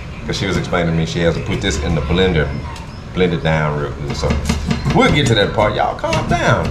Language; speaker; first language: English; native; English